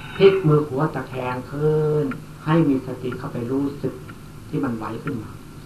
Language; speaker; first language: Thai; native; Thai